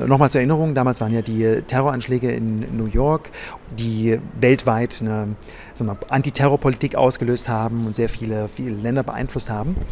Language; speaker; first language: German; native; German